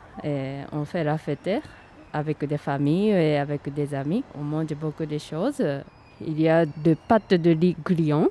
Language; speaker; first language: French; non-native, learner; Japanese